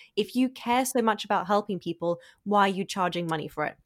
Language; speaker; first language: English; non-native, fluent; German